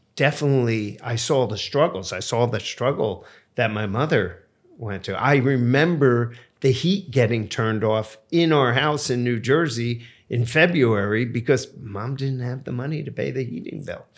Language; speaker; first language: English; native; English